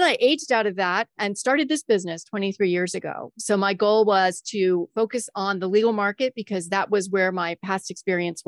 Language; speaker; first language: English; native; English